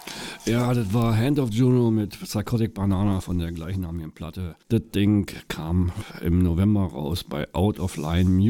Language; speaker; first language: German; native; German